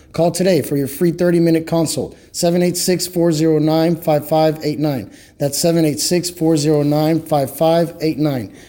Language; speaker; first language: English; native; English